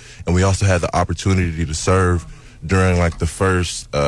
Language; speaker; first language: English; native; English